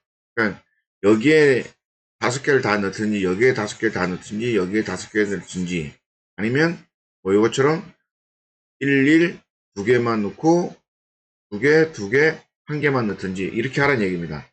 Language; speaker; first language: Korean; native; Korean